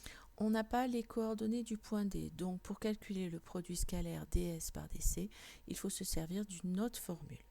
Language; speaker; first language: French; native; French